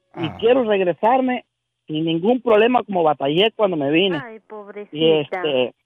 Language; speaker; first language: Spanish; native; Spanish